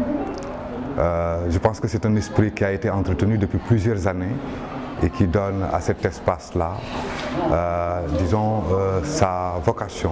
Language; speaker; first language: French; non-native, local second language; Wolof